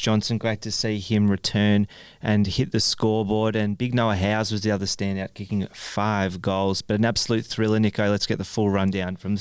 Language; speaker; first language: English; native; English